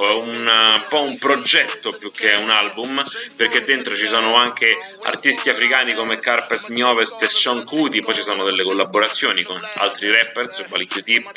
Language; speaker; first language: Italian; native; Italian